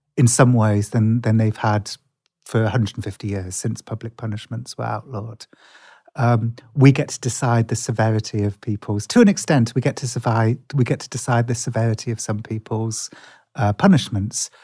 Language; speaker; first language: English; native; English